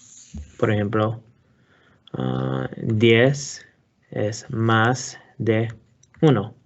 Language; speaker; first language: Spanish; non-native, learner; English